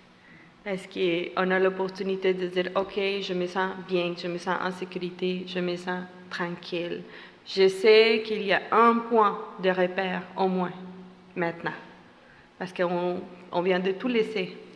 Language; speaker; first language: French; non-native, fluent; Spanish